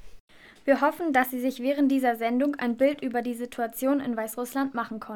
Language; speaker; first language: German; native; German